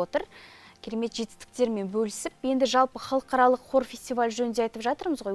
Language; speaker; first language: Kazakh; native; Kazakh